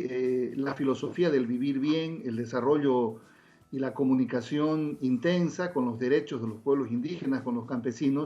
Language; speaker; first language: Spanish; native; Spanish